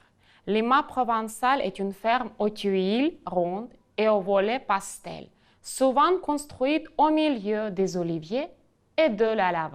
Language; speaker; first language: French; non-native, fluent; Ukrainian